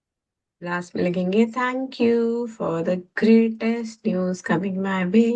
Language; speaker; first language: Hindi; native; Hindi